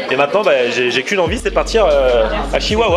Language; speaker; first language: French; native; French